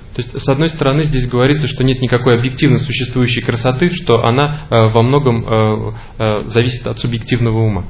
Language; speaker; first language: Russian; native; Russian